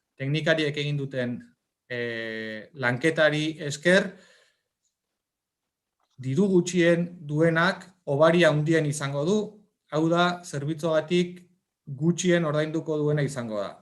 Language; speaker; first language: Basque; native; Basque